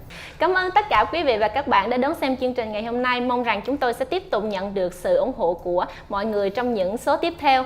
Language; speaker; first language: Vietnamese; native; Vietnamese